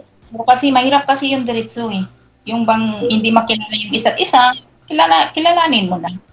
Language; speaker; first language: Filipino; non-native, local second language; Cebuano